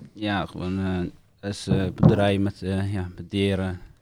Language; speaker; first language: Dutch; non-native, learner; Tigrinya